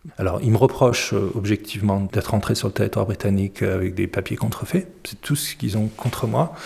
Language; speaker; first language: French; early bilingual, other home language; Arabic